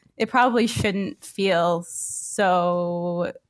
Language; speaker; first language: English; native; English